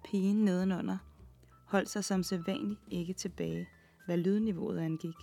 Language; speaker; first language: Danish; native; Danish